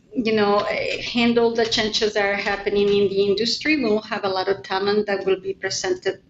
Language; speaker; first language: English; non-native, fluent; Spanish